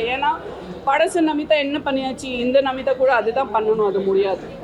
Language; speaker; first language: Tamil; non-native, fluent; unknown